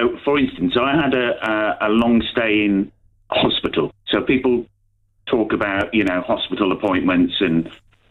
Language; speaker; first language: English; native; English